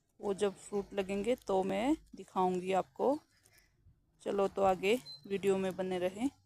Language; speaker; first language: Hindi; non-native, local second language; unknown